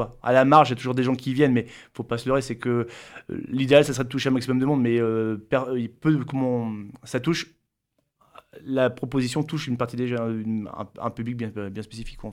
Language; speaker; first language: French; native; French